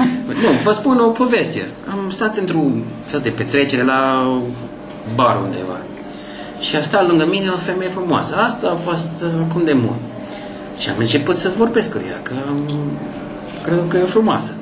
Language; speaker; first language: Romanian; non-native, learner; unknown